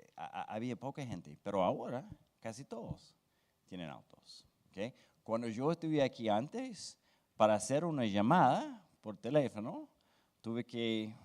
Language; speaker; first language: Spanish; non-native, fluent; English